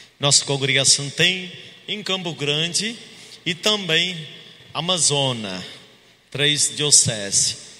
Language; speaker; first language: Portuguese; non-native, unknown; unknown